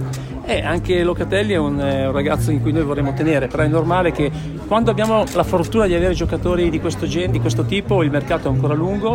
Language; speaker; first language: Italian; native; Italian